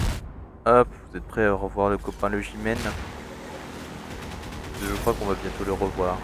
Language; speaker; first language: French; native; French